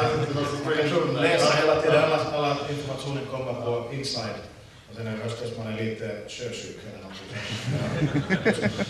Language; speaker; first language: Swedish; non-native, local second language; Finnish